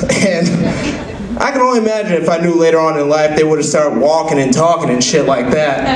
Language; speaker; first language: English; native; English